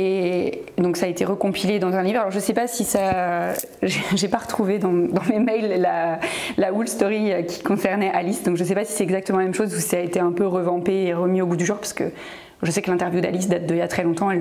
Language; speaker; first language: French; native; French